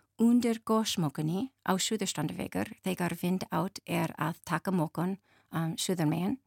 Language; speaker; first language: Icelandic; non-native, learner; English